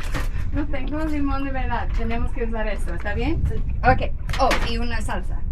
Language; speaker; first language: Spanish; non-native, learner; English